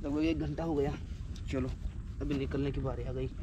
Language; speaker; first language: Hindi; non-native, local second language; Marathi